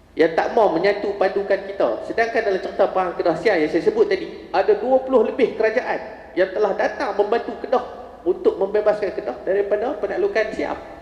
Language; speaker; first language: Malay; native; Malay